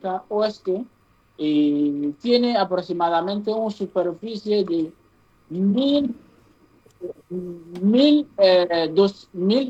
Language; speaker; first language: Spanish; non-native, fluent; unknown